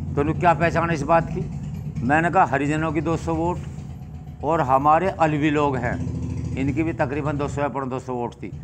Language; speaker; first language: Hindi; native; Hindi